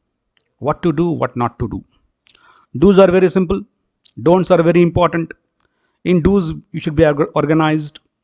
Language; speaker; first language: English; non-native, local second language; Marathi